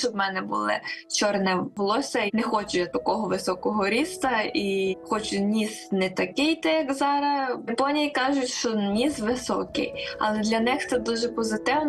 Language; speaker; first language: Ukrainian; early bilingual, heritage; Ukrainian